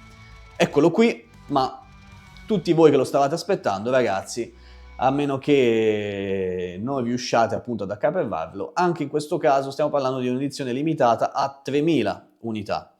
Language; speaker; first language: Italian; native; Italian